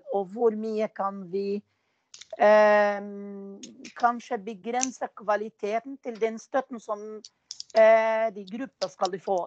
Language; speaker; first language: Norwegian; non-native, fluent; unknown